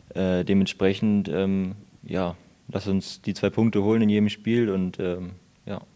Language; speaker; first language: German; native; German